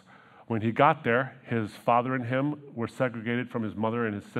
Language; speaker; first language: English; native; English